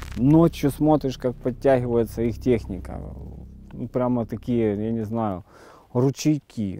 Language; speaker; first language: Russian; native; Russian